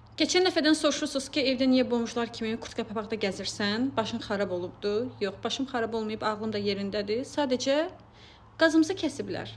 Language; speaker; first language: Azerbaijani; non-native, local second language; Lezghian